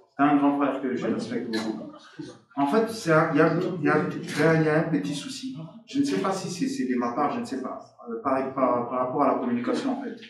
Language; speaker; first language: French; non-native, local second language; Lingala